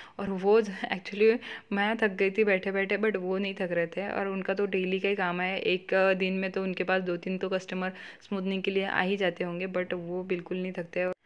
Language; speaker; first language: Hindi; non-native, local second language; Marathi